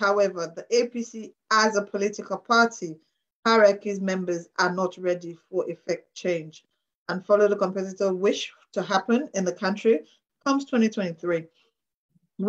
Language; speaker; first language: English; non-native, local second language; Krio